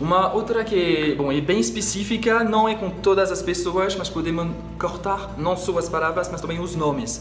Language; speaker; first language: Portuguese; non-native, fluent; French